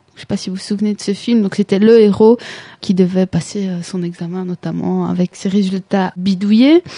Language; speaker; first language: French; native; French